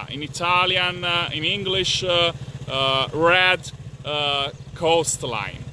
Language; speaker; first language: English; non-native, fluent; Italian